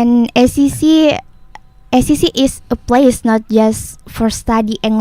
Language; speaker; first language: English; non-native, learner; Indonesian